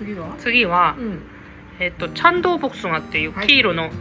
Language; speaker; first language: Japanese; non-native, fluent; Korean